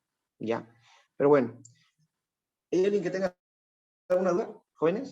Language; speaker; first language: Spanish; native; Spanish